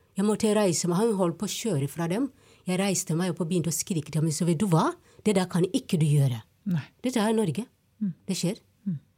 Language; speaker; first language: Norwegian; non-native, fluent; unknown